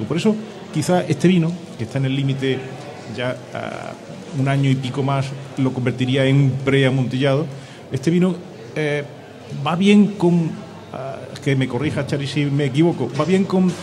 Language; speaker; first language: Spanish; native; Spanish